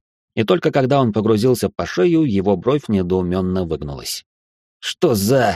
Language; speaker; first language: Russian; native; Russian